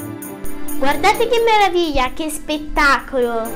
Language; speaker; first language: Italian; native; Italian